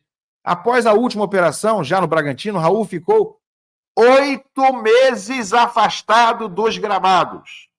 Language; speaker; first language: Portuguese; native; Portuguese